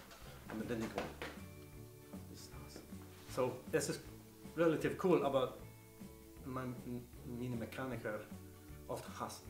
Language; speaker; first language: German; non-native, learner; English